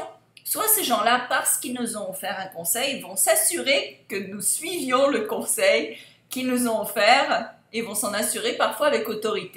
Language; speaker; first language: French; native; French